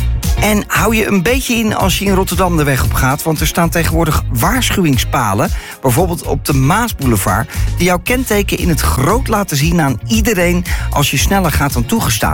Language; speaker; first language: Dutch; native; Dutch